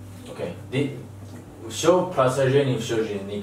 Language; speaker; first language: Russian; non-native, learner; Chinese